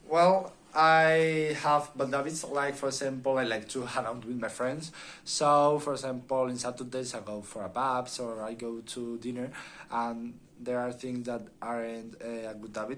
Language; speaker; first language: English; non-native, learner; Spanish